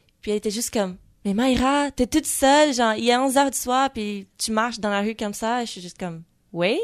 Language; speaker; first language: French; non-native, fluent; Portuguese